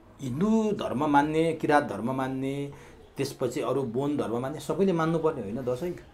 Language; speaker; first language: Nepali; native; Nepali